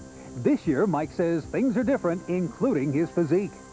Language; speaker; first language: English; native; English